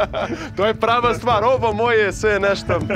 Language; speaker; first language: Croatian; non-native, fluent; Portuguese